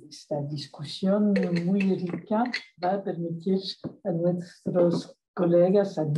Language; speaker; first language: Spanish; non-native, fluent; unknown